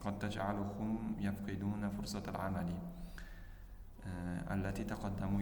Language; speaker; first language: Arabic; non-native, fluent; Uzbek